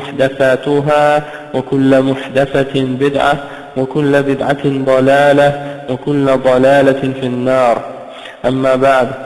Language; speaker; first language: Arabic; non-native, fluent; French